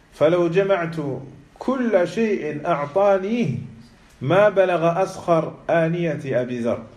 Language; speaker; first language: Arabic; non-native, fluent; French